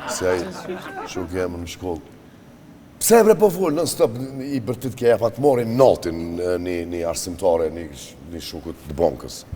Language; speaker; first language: Albanian; native; Albanian